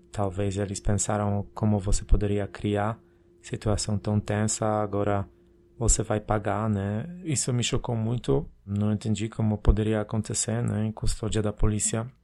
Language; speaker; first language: Portuguese; non-native, fluent; Polish